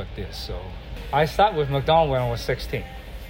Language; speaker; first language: English; non-native, local second language; Cantonese